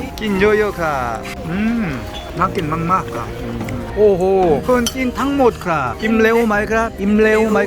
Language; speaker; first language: Thai; non-native, learner; Korean